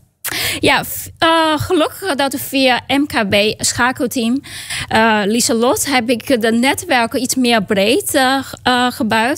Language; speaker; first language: Dutch; non-native, fluent; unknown